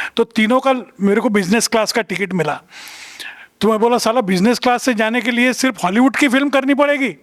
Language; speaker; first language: Hindi; non-native, local second language; Marathi